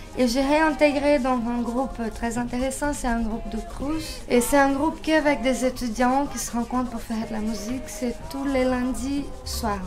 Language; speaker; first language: French; non-native, fluent; Portuguese